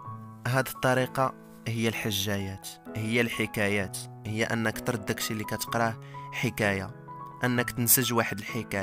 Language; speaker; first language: Arabic; native; Arabic